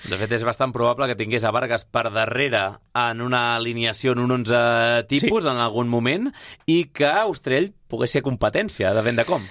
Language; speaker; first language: Catalan; native; Catalan